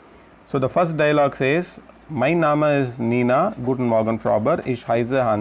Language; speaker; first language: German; non-native, learner; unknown